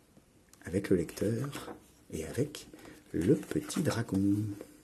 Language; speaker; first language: French; native; French